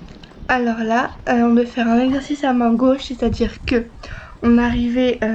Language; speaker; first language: French; native; French